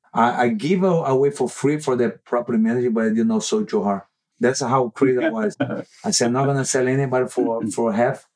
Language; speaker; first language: English; non-native, learner; Portuguese